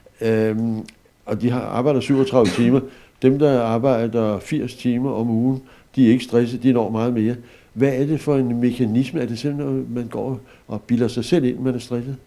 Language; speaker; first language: Danish; native; Danish